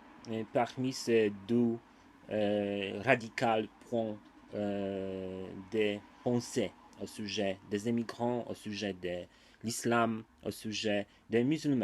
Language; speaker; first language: French; non-native, learner; Polish